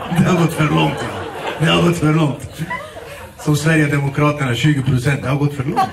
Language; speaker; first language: Swedish; early bilingual, other home language; Kurdish